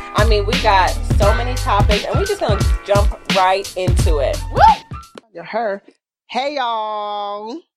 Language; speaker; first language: English; early bilingual, other home language; Yoruba